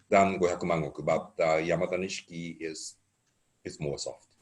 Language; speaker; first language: English; non-native, fluent; Japanese